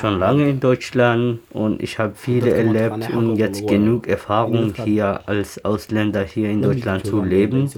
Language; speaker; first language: German; non-native, learner; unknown